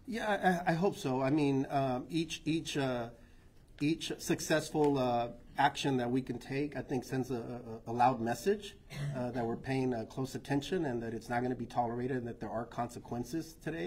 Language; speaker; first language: English; early bilingual, other home language; Spanish